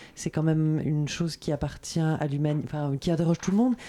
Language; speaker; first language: French; native; French